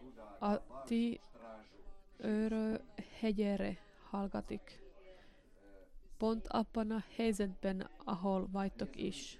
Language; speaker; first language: Hungarian; non-native, learner; Finnish